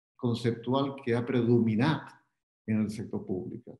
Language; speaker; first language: Catalan; non-native, local second language; Spanish